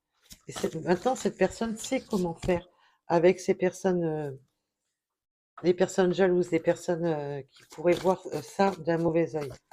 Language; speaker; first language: French; native; French